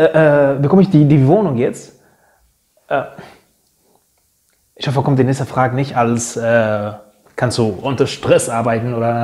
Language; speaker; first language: German; non-native, fluent; Arabic